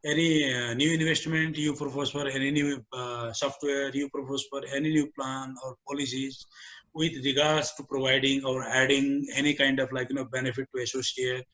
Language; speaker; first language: English; non-native, local second language; Nepali